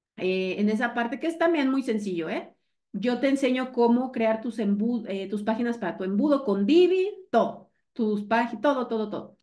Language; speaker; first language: Spanish; native; Spanish